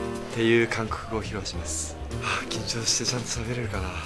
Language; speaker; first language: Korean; non-native, learner; Japanese